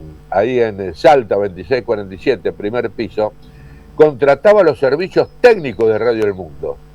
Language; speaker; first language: Spanish; native; Spanish